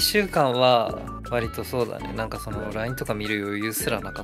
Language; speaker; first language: Japanese; native; Japanese